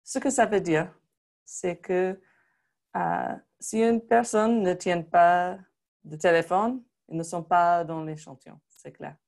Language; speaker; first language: French; non-native, fluent; English